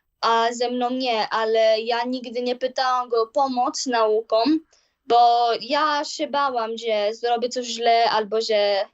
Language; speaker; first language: Polish; early bilingual, heritage; Polish